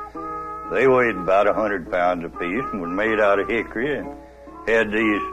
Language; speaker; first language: English; native; English